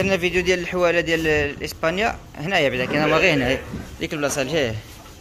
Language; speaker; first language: Arabic; native; Arabic